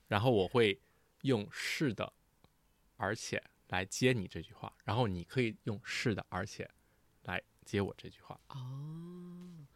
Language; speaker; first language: Chinese; early bilingual, heritage; Chinese